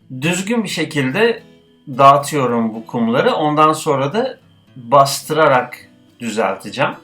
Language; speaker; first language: Turkish; native; Turkish